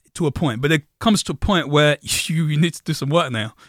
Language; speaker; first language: English; non-native, local second language; Yoruba